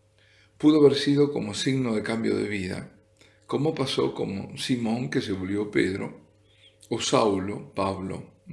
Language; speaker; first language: Spanish; native; Spanish